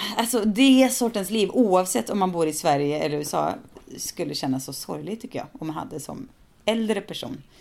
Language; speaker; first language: Swedish; native; Swedish